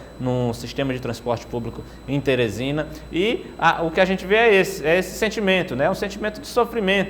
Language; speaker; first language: Portuguese; native; Portuguese